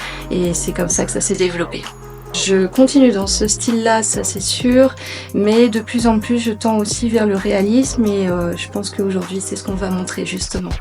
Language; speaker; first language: French; native; French